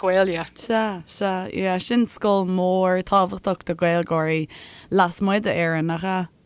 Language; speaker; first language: Irish; native; Irish